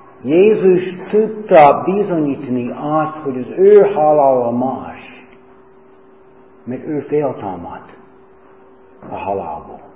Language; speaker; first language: Hungarian; non-native, learner; English